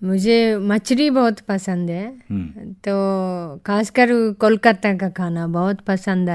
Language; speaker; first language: Hindi; non-native, fluent; Japanese